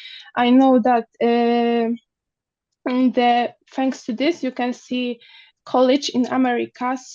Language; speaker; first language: English; non-native, learner; Polish